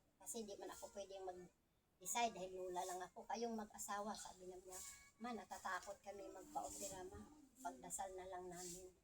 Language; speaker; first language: Filipino; non-native, local second language; Cebuano